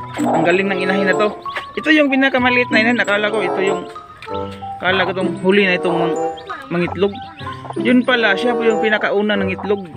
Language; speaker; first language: Filipino; non-native, local second language; Cebuano